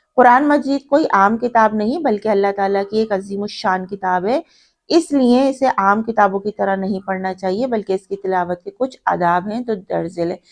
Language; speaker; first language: Urdu; native; Urdu